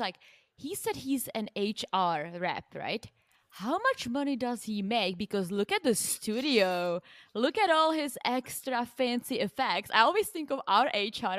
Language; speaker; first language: English; non-native, fluent; Czech